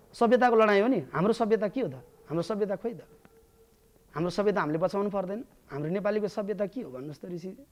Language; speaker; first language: Nepali; native; Nepali